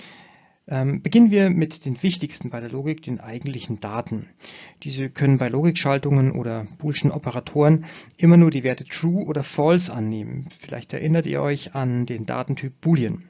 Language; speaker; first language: German; native; German